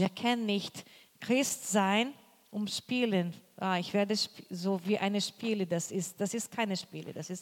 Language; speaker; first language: German; non-native, fluent; Portuguese